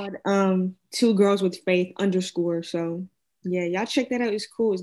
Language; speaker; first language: English; native; English